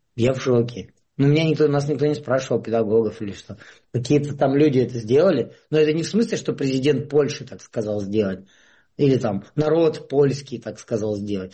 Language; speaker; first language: Russian; native; Russian